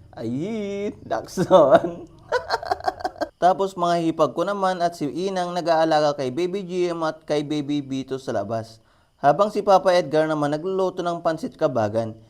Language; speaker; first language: Filipino; non-native, local second language; Iloko